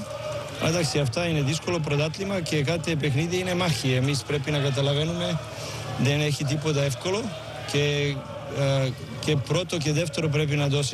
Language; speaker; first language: Greek; non-native, learner; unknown